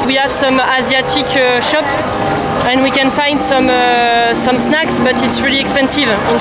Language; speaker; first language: English; non-native, fluent; French